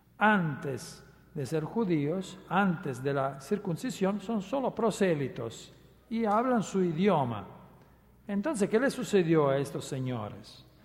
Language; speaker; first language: Spanish; non-native, fluent; Italian